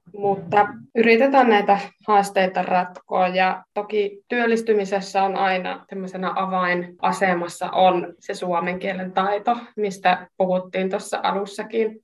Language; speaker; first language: Finnish; non-native, fluent; Hungarian